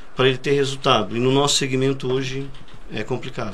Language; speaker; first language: Portuguese; native; Portuguese